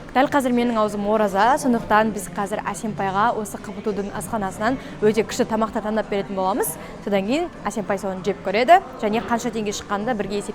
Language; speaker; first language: Kazakh; native; Kazakh